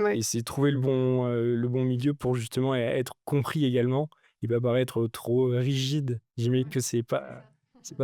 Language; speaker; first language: French; native; French